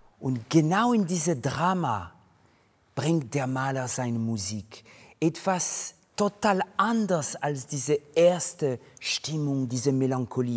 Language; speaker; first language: German; non-native, fluent; French